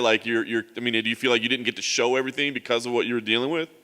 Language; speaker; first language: English; native; English